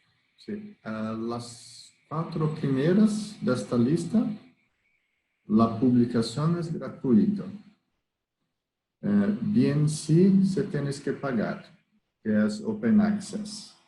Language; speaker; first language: Spanish; non-native, learner; Portuguese